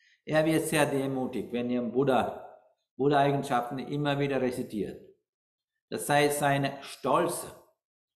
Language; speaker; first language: German; non-native, learner; Sinhala